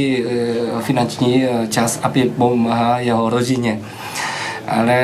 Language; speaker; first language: Czech; non-native, learner; Vietnamese